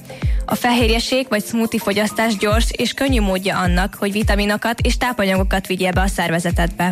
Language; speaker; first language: Hungarian; native; Hungarian